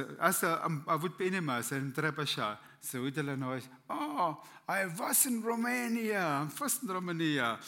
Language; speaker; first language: Romanian; non-native, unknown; German